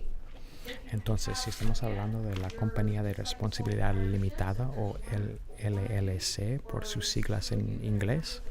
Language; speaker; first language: Spanish; non-native, fluent; English